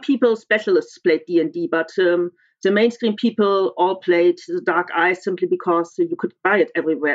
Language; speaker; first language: English; non-native, fluent; German